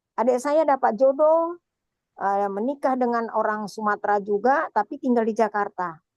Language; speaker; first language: Indonesian; native; Indonesian